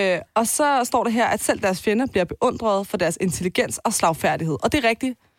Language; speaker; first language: Danish; early bilingual, other home language; Turkish